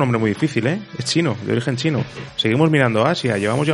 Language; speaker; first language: Spanish; native; Spanish